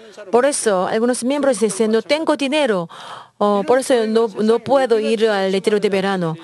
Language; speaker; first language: Spanish; non-native, learner; Korean